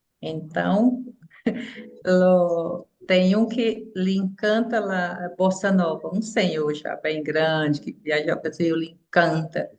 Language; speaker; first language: Portuguese; non-native, fluent; Spanish